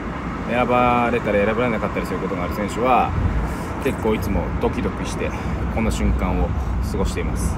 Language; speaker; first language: Japanese; native; Japanese